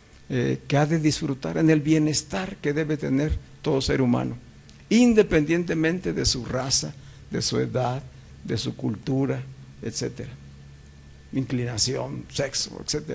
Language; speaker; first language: Spanish; native; Spanish